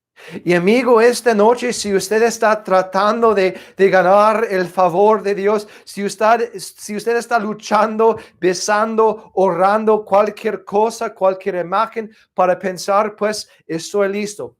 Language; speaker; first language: Spanish; non-native, fluent; English